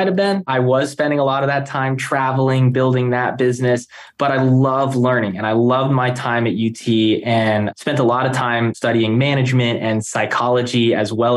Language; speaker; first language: English; native; English